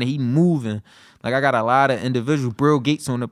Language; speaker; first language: English; native; English